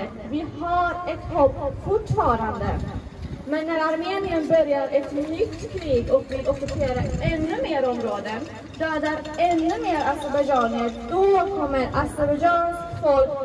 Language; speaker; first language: Swedish; non-native, fluent; Azerbaijani